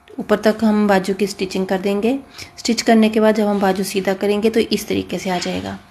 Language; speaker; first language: Hindi; native; Hindi